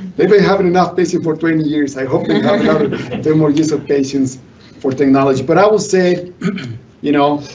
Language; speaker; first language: English; non-native, fluent; Spanish